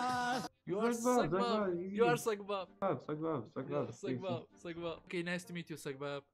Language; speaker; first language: English; non-native, learner; Central Kurdish